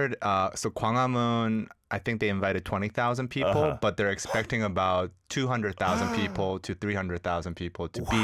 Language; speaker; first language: English; early bilingual, other home language; Korean